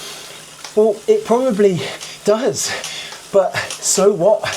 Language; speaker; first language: English; native; English